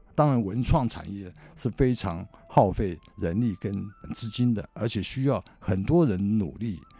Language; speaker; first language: Chinese; native; Chinese